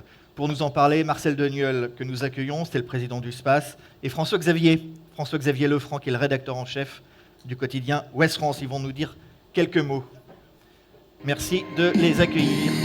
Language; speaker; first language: French; native; French